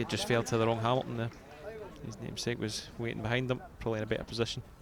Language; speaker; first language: English; native; English